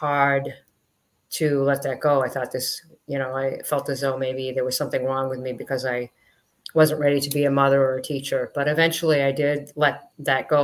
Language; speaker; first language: English; native; English